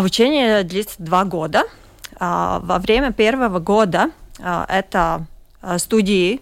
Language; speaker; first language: Russian; non-native, local second language; Latvian